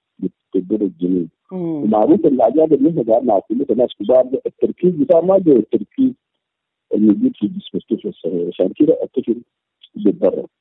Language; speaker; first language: Arabic; native; Arabic